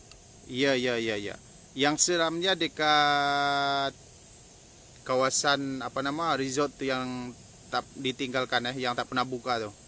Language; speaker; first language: Malay; native; Malay